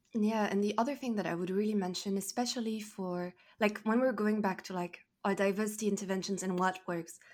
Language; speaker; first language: English; non-native, fluent; French